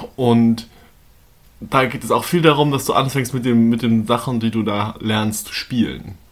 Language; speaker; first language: German; native; German